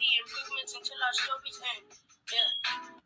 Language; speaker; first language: English; native; English